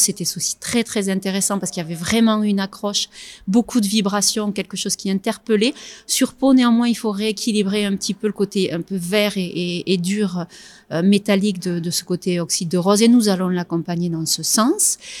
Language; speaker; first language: French; native; French